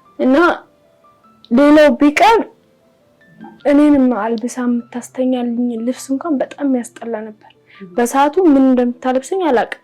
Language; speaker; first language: Amharic; non-native, local second language; Oromo